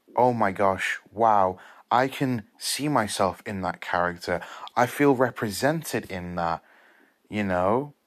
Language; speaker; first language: English; native; English